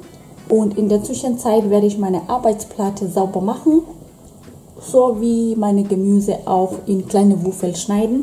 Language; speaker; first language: German; non-native, fluent; Swahili